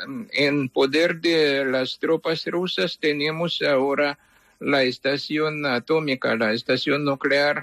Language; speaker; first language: Spanish; non-native, fluent; Ukrainian